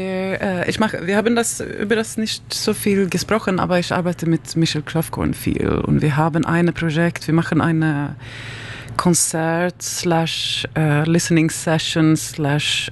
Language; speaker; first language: German; non-native, learner; Swedish